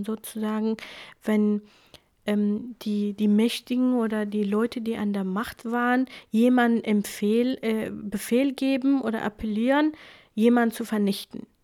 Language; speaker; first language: German; early bilingual, other home language; Kurdish